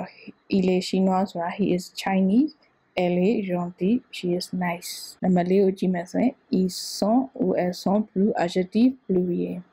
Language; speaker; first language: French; non-native, fluent; Burmese